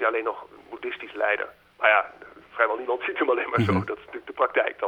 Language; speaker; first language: Dutch; native; Dutch